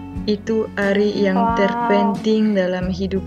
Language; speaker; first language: Indonesian; non-native, fluent; French